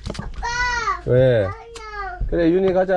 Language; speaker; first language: Korean; native; Korean